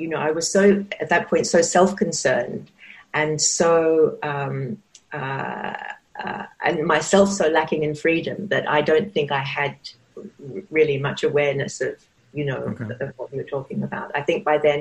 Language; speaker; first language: English; native; English